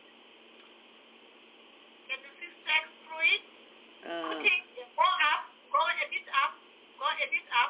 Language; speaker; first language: English; non-native, local second language; Southern Sotho